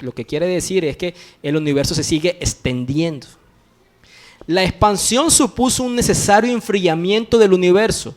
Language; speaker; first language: Spanish; native; Spanish